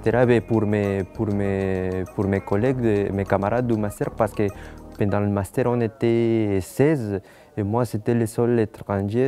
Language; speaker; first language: French; non-native, fluent; Spanish